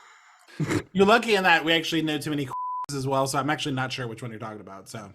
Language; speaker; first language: English; native; English